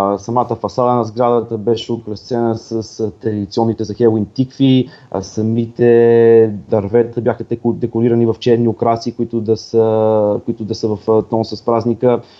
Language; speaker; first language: Bulgarian; native; Bulgarian